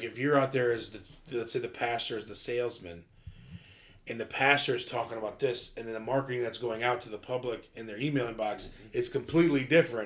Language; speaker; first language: English; native; English